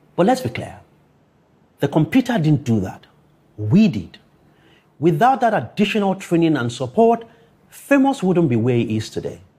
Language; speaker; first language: English; non-native, local second language; Yoruba